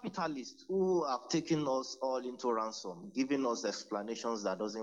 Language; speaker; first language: English; non-native, local second language; Yoruba